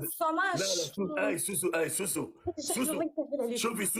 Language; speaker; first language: Arabic; native; Arabic